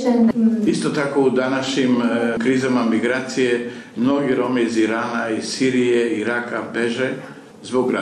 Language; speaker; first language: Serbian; non-native, fluent; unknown